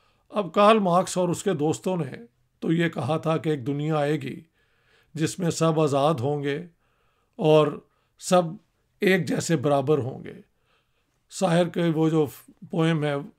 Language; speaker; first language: Urdu; non-native, local second language; Punjabi